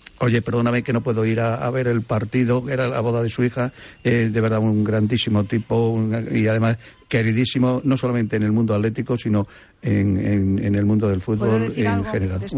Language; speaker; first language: Spanish; native; Spanish